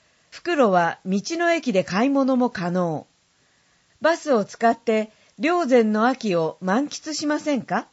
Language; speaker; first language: Japanese; native; Japanese